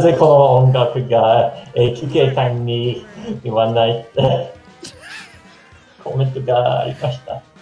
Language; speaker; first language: Japanese; non-native, fluent; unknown